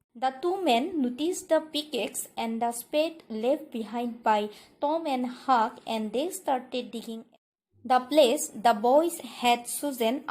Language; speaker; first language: English; non-native, local second language; Assamese